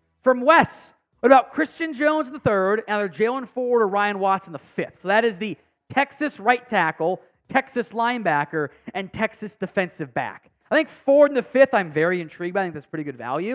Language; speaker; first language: English; native; English